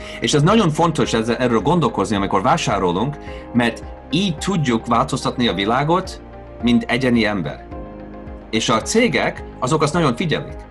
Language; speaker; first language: Hungarian; early bilingual, heritage; Hungarian